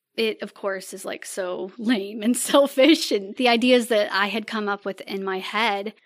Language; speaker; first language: English; native; English